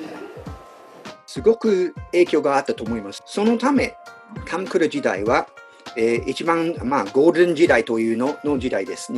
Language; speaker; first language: Japanese; non-native, fluent; English